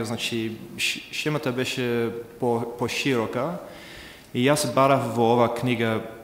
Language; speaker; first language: Macedonian; non-native, fluent; English